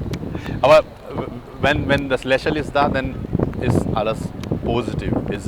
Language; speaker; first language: German; non-native, learner; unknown